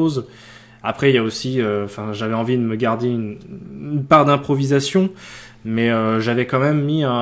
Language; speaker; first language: French; native; French